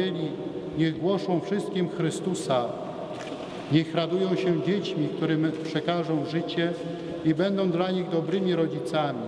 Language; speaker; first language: Polish; native; Polish